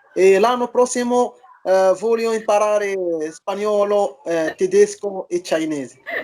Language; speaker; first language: Italian; non-native, learner; Arabic